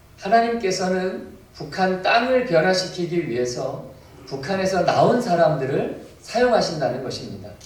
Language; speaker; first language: Korean; native; Korean